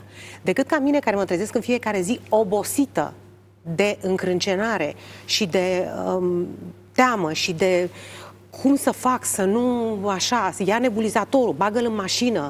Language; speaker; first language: Romanian; native; Romanian